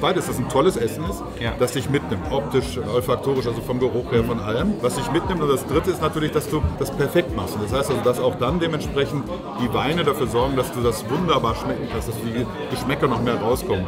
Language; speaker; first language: German; native; German